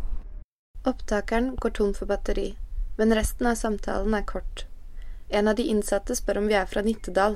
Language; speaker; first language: Norwegian; native; Norwegian